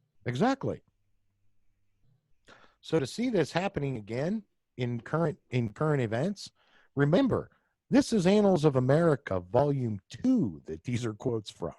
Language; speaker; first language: English; native; English